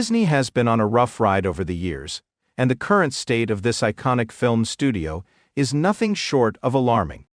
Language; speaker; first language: English; native; English